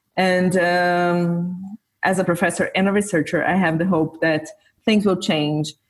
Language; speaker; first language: English; non-native, fluent; Portuguese